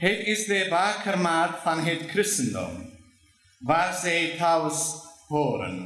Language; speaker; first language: Dutch; non-native, fluent; Turoyo